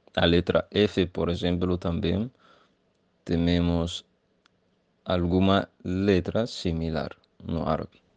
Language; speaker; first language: Portuguese; non-native, learner; Arabic